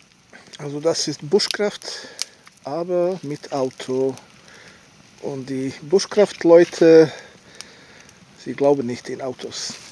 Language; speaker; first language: German; non-native, fluent; Serbian